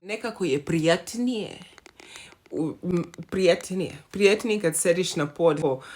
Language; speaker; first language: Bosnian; non-native, learner; Zulu